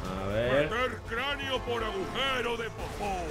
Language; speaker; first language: Spanish; native; Spanish